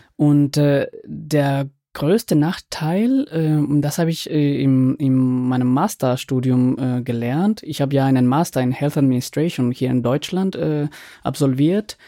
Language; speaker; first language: German; non-native, fluent; Spanish